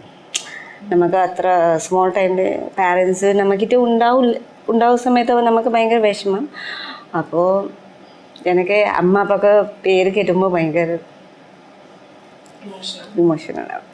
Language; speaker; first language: Malayalam; non-native, learner; Nepali